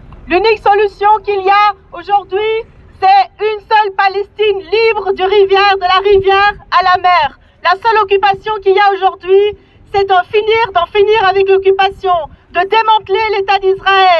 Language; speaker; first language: French; native; French